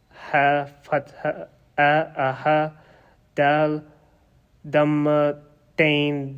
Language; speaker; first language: Arabic; non-native, learner; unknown